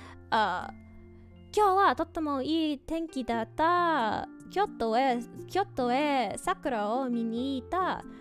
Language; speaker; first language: Japanese; non-native, learner; English